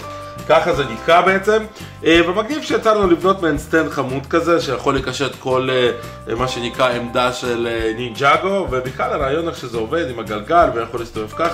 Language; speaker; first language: Hebrew; native; Hebrew